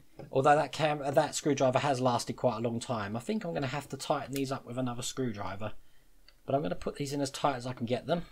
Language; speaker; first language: English; native; English